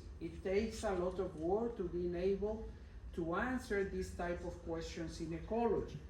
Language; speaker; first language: English; non-native, fluent; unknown